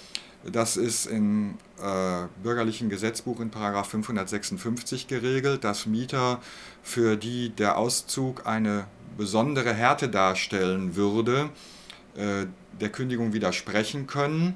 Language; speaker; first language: German; native; German